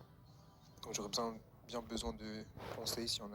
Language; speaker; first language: French; native; French